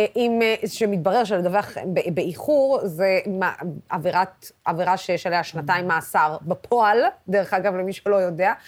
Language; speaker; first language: Hebrew; non-native, local second language; Arabic